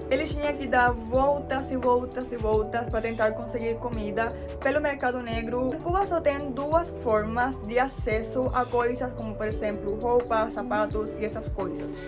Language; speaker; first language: Portuguese; non-native, fluent; Spanish